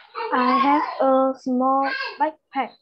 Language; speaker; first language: English; non-native, learner; Vietnamese